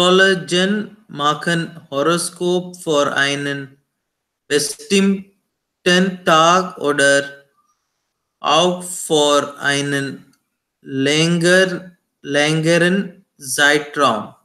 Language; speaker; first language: German; non-native, learner; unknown